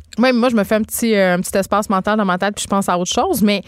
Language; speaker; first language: French; native; French